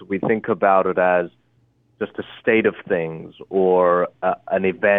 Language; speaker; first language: English; early bilingual, other home language; Korean